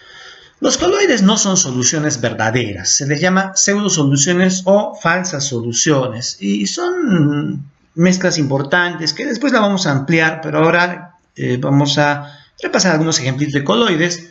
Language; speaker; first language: Spanish; native; Spanish